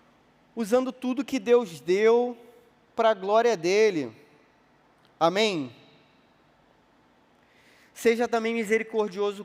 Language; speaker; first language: Portuguese; native; Portuguese